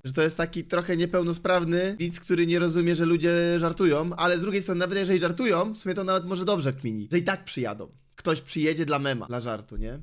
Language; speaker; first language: Polish; native; Polish